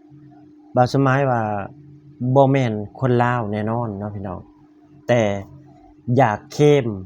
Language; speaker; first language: Thai; non-native, local second language; Northeastern Thai